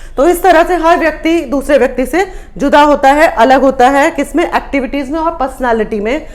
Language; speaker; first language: Hindi; native; Hindi